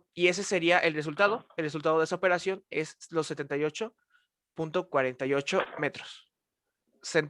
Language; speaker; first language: Spanish; native; Spanish